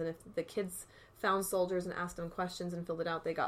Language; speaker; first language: English; native; English